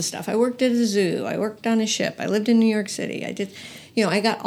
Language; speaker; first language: English; native; English